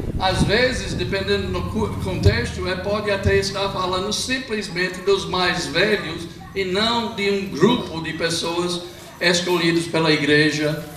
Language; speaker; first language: Portuguese; non-native, fluent; English